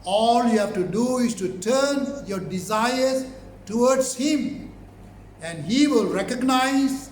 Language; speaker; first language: English; non-native, local second language; Tamil